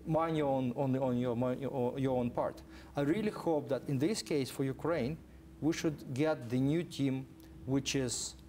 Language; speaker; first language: English; non-native, fluent; Ukrainian